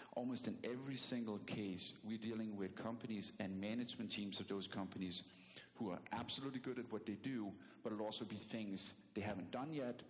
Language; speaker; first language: English; non-native, fluent; Danish